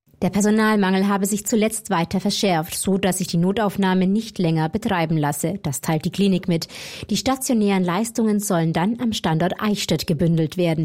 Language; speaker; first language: German; native; German